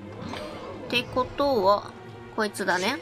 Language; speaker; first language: Japanese; native; Japanese